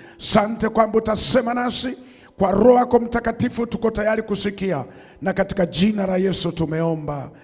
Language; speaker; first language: Swahili; native; Swahili